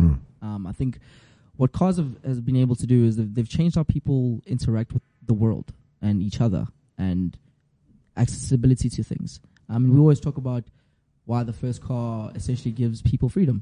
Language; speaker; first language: English; non-native, local second language; Zulu